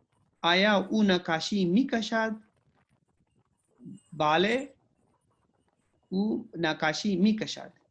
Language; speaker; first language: Persian; non-native, learner; Urdu